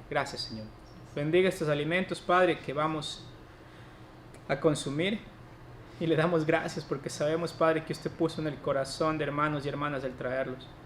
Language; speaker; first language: Spanish; native; Spanish